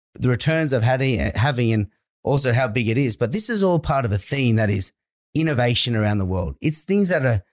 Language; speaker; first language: English; native; English